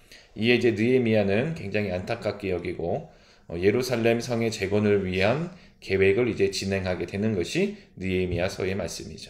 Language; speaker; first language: Korean; native; Korean